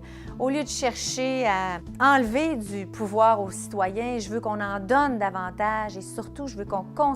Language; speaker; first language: French; native; French